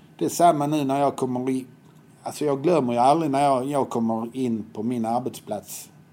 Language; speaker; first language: Swedish; native; Swedish